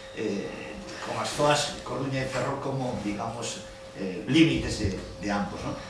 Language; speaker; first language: Galician; non-native, local second language; Spanish